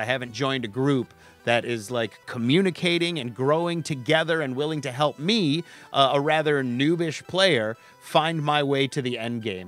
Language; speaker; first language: English; native; English